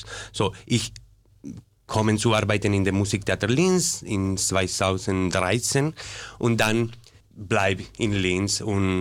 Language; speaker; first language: German; non-native, learner; Spanish